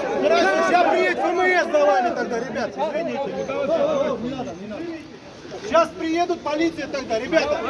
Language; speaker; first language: Russian; non-native, local second language; Uzbek